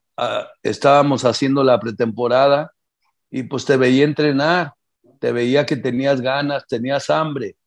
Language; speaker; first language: Spanish; native; Spanish